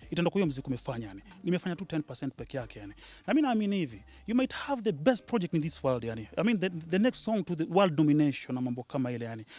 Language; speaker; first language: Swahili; native; Swahili